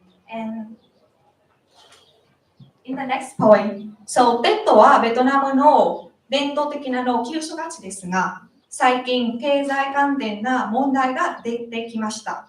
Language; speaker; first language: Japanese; non-native, learner; Vietnamese